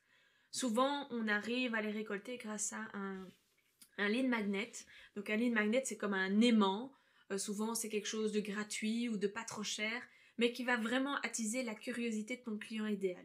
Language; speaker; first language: French; native; French